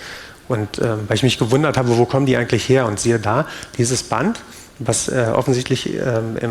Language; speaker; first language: German; native; German